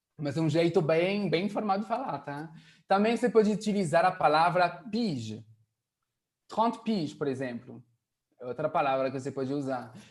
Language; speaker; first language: Portuguese; non-native, fluent; French